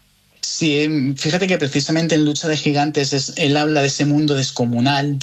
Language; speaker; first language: Spanish; native; Spanish